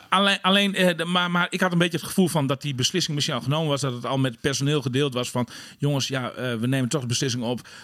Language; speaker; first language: Dutch; native; Dutch